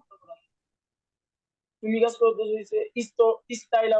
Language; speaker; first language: Italian; non-native, learner; Bangla